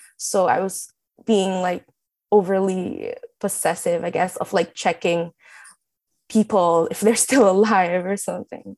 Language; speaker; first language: English; non-native, local second language; Filipino